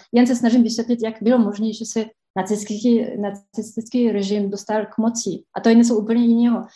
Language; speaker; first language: Czech; non-native, fluent; French